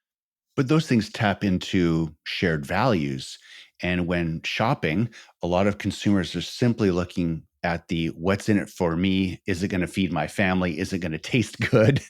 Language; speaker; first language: English; native; English